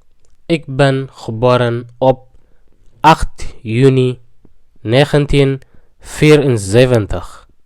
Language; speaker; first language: Dutch; non-native, fluent; Tigrinya